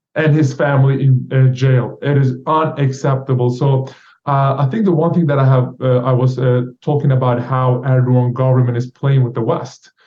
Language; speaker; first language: English; non-native, fluent; Turkish